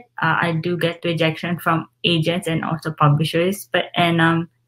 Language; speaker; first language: English; non-native, local second language; Filipino